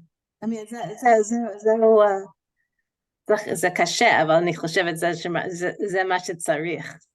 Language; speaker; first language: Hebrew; non-native, learner; English